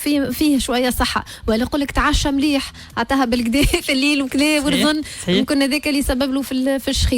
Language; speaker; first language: Arabic; native; Arabic